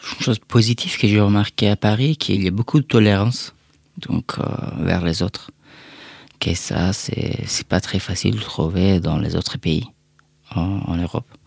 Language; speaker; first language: French; non-native, fluent; Persian